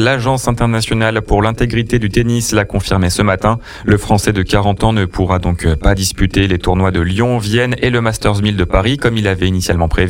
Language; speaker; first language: French; native; French